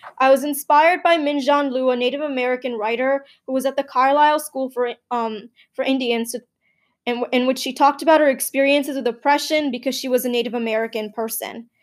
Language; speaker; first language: English; early bilingual, other home language; Gujarati